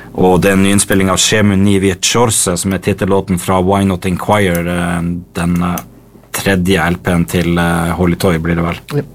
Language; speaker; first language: Norwegian; native; Norwegian